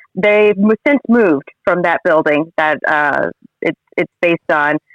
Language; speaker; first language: English; native; English